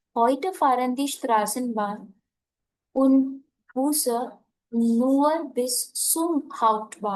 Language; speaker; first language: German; non-native, fluent; Hindi